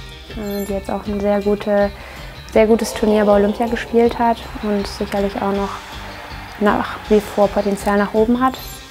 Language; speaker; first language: German; native; German